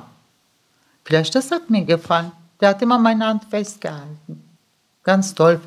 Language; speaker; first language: German; early bilingual, other home language; Turkish